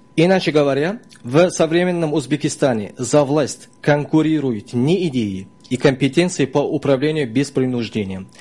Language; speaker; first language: Russian; non-native, local second language; Uzbek